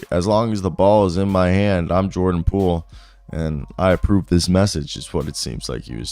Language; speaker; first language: English; native; English